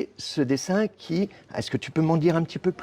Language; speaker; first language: French; native; French